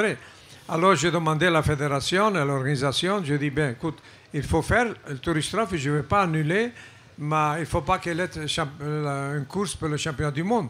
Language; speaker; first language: French; non-native, fluent; Italian